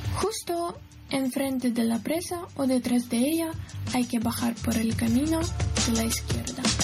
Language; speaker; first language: Spanish; non-native, fluent; Ukrainian